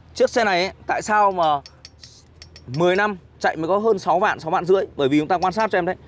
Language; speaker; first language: Vietnamese; native; Vietnamese